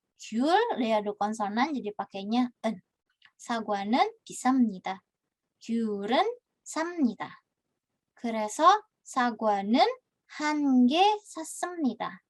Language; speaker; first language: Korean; non-native, fluent; Indonesian